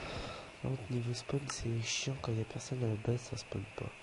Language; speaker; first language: French; native; French